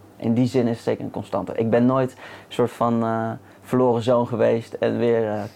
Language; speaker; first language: Dutch; native; Dutch